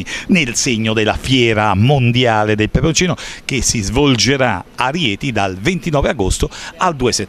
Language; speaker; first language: Italian; native; Italian